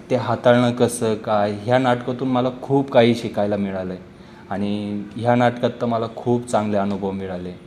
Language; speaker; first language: Marathi; non-native, local second language; Rajasthani